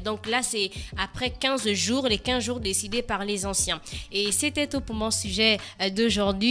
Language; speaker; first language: French; native; French